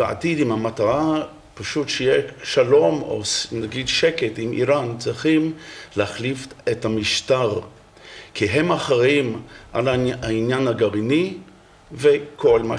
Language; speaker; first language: Hebrew; non-native, fluent; English